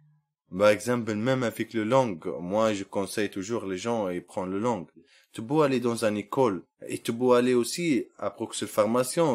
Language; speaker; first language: French; non-native, learner; Arabic